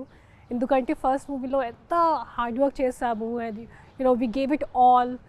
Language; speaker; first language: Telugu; non-native, fluent; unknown